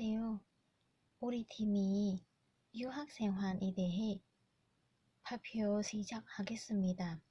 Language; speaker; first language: Korean; non-native, learner; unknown